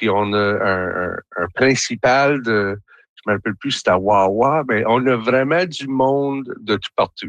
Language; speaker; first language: French; native; French